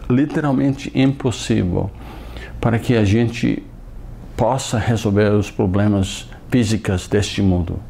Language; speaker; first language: Portuguese; non-native, fluent; English